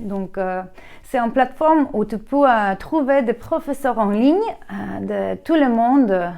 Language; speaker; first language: French; non-native, learner; Polish